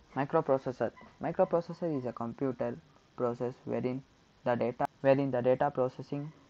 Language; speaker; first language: English; non-native, local second language; Kannada